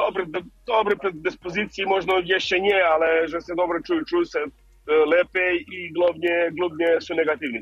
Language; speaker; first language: Polish; non-native, learner; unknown